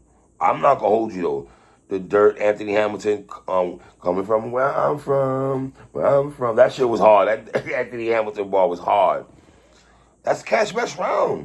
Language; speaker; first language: English; native; English